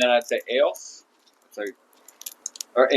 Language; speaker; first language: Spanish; non-native, learner; English